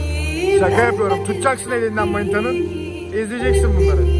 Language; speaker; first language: Turkish; native; Turkish